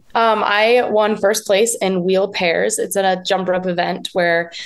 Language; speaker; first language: English; native; English